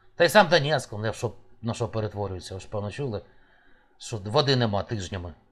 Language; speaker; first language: Ukrainian; native; Ukrainian